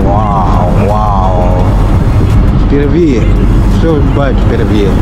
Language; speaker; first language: Russian; non-native, learner; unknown